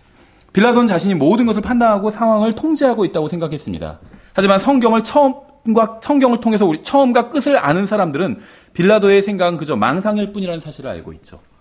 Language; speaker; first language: Korean; native; Korean